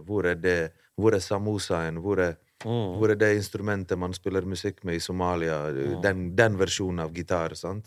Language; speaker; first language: Norwegian; early bilingual, other home language; Bosnian